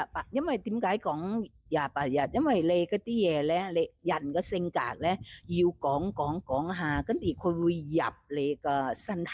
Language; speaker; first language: Cantonese; non-native, fluent; Thai